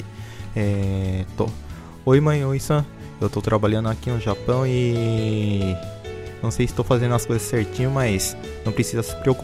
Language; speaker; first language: Japanese; early bilingual, other home language; Portuguese